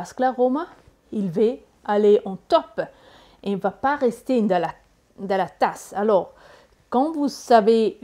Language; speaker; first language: French; non-native, learner; Italian